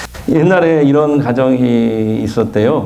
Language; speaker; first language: Korean; native; Korean